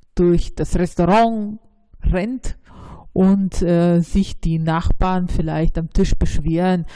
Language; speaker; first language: German; early bilingual, other home language; Russian